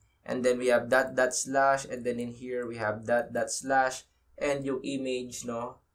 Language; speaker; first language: English; non-native, local second language; Filipino